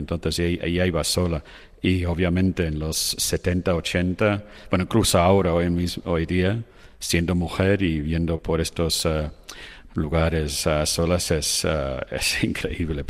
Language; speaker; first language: Spanish; non-native, fluent; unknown